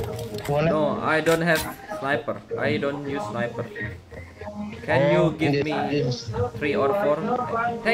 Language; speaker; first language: English; non-native, learner; Indonesian